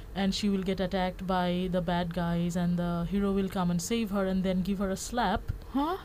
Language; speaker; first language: English; non-native, local second language; Bangla